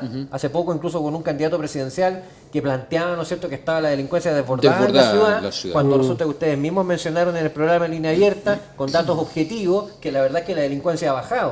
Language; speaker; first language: Spanish; native; Spanish